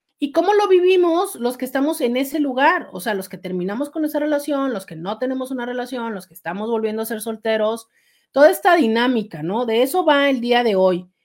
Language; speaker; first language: Spanish; native; Spanish